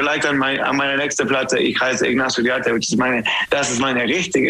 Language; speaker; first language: German; non-native, learner; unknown